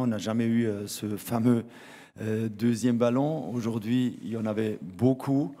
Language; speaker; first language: French; non-native, fluent; German